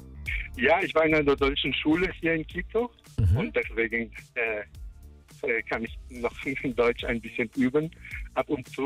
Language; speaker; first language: German; non-native, fluent; Spanish